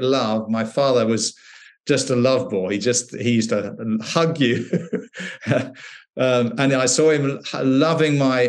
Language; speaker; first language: English; native; English